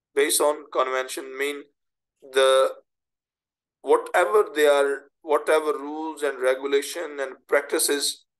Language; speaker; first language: English; non-native, local second language; Urdu